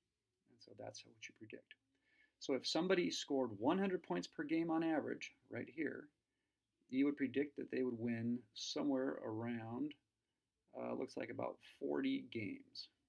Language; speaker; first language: English; native; English